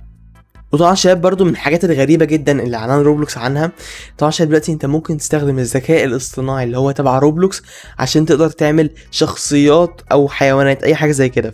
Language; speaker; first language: Arabic; native; Arabic